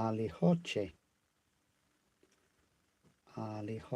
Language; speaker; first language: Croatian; non-native, learner; English